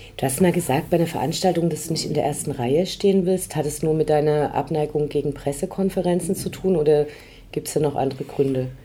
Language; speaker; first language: German; native; German